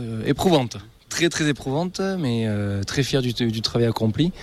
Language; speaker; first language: French; native; French